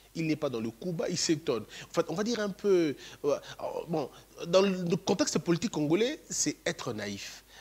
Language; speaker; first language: French; non-native, local second language; Lingala